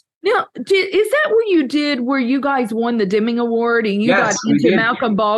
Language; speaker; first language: English; native; English